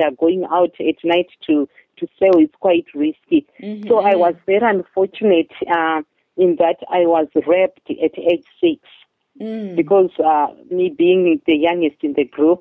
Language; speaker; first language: English; non-native, local second language; Shona